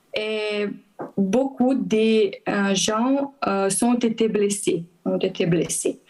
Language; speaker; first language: French; non-native, fluent; Ukrainian